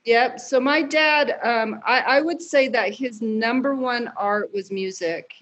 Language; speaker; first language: English; native; English